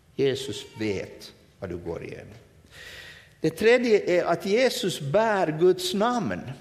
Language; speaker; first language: Swedish; native; Swedish